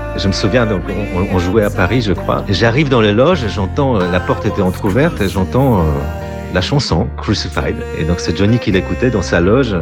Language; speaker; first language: French; non-native, fluent; Polish